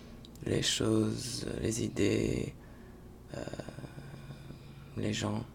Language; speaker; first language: French; non-native, fluent; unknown